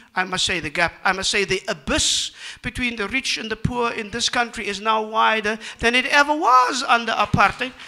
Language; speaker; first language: English; non-native, local second language; Afrikaans